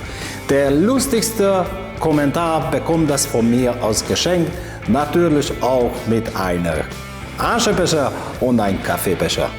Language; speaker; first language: German; non-native, fluent; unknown